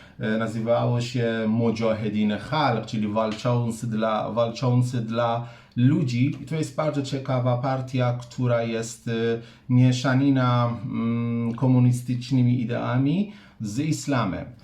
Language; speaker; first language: Polish; non-native, fluent; Persian